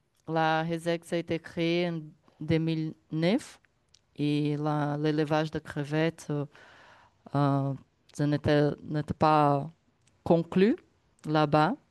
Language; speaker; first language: French; non-native, learner; Portuguese